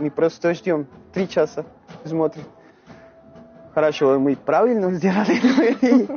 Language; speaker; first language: Russian; non-native, learner; Spanish